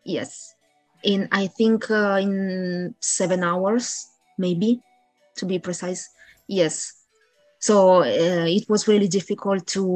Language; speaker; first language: English; non-native, learner; Italian